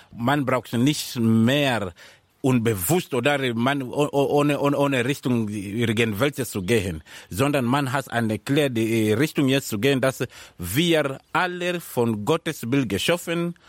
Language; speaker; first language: German; non-native, learner; Swahili